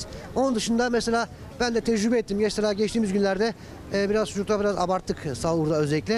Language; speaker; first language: Turkish; native; Turkish